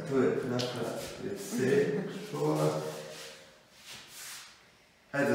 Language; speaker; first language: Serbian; early bilingual, heritage; Serbian